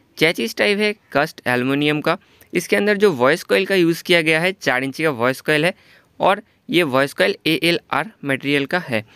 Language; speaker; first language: Hindi; non-native, local second language; Bangla